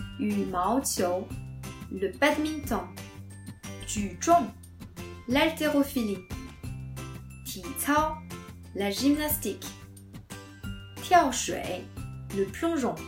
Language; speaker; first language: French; non-native, fluent; Chinese